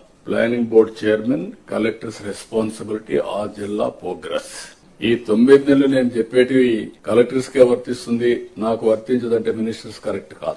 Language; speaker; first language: Telugu; native; Telugu